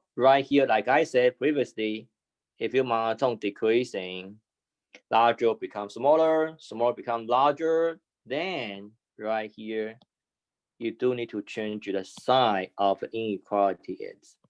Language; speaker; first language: English; non-native, fluent; Chinese